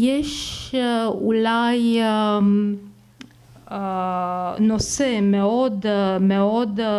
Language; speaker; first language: Hebrew; non-native, fluent; Romanian